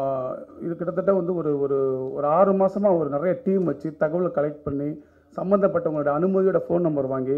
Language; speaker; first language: Tamil; native; Tamil